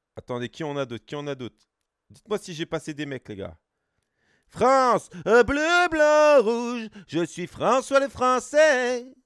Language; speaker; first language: French; native; French